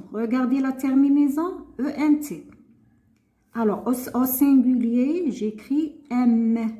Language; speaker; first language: French; non-native, local second language; Arabic